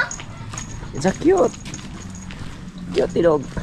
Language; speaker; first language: English; non-native, local second language; Cebuano